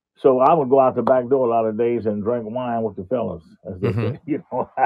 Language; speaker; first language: English; native; English